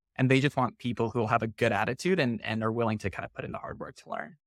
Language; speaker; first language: English; native; English